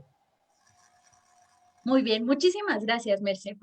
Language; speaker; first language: Spanish; native; Spanish